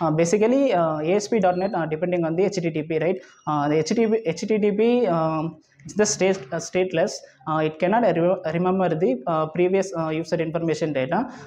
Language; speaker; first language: English; non-native, local second language; Tamil